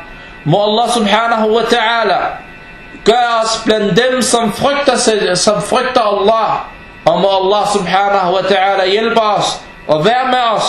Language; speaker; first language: Danish; early bilingual, other home language; Arabic